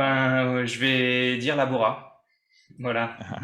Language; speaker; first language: French; native; French